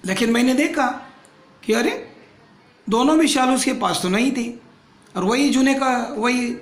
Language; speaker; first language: Hindi; non-native, local second language; Marathi